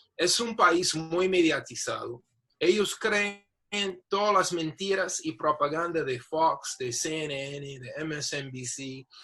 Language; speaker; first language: Spanish; non-native, fluent; English